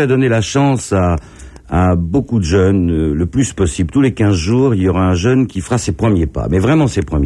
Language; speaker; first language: French; native; French